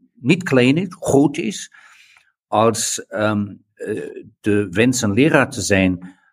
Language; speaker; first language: Dutch; non-native, learner; German